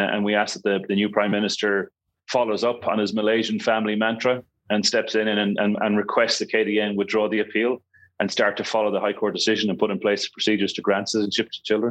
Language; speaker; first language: English; native; English